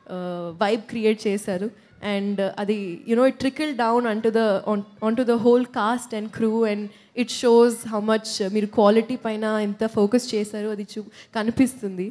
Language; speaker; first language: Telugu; non-native, local second language; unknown